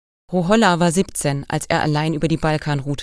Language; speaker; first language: German; native; German